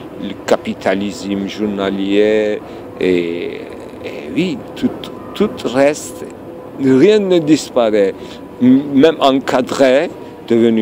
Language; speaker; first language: French; non-native, fluent; Turkish